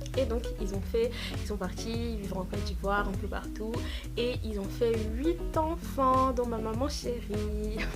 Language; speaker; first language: French; native; French